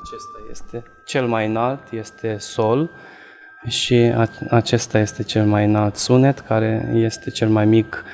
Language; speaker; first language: Romanian; non-native, local second language; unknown